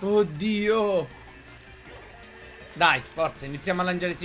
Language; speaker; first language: Italian; native; Italian